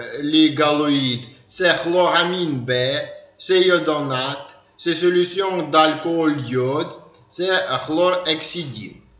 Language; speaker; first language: French; non-native, learner; Ukrainian